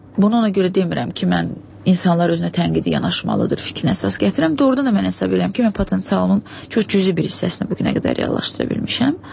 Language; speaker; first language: Azerbaijani; native; Azerbaijani